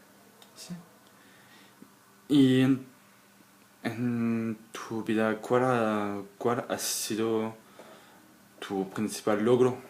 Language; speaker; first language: Spanish; non-native, learner; French